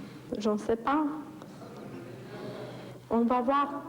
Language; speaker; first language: French; non-native, fluent; Romanian